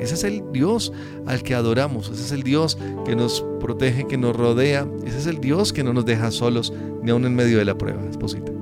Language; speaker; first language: Spanish; native; Spanish